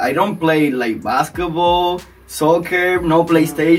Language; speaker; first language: English; non-native, learner; Spanish